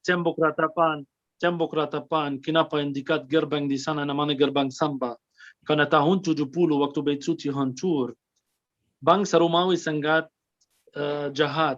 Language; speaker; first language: Indonesian; non-native, fluent; Arabic